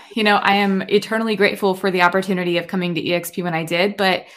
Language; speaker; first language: English; native; English